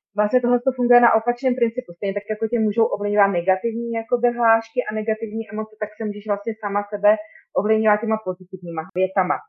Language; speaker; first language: Czech; native; Czech